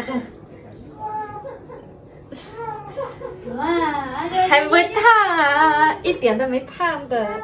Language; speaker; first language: Chinese; non-native, learner; Vietnamese